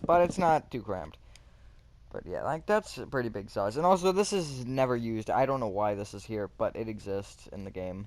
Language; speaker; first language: English; native; English